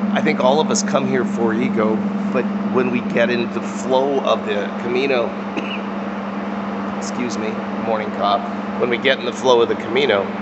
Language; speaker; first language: English; native; English